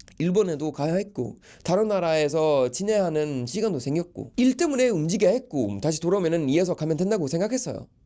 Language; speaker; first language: Korean; non-native, fluent; Swedish